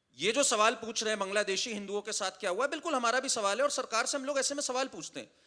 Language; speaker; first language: Hindi; native; Hindi